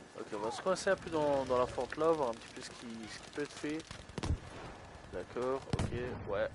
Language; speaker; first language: French; native; French